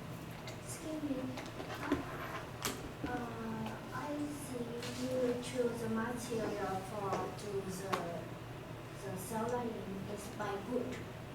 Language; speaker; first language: English; non-native, learner; Chinese